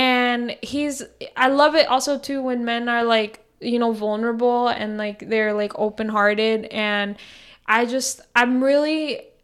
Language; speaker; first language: English; early bilingual, other home language; Spanish